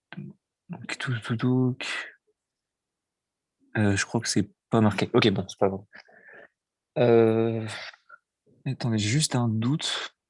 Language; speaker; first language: French; native; French